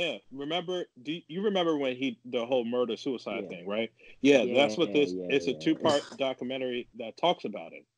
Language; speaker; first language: English; native; English